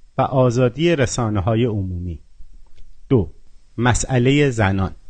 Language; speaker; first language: Persian; non-native, local second language; Azerbaijani